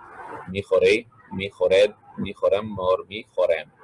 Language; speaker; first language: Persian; non-native, fluent; Urdu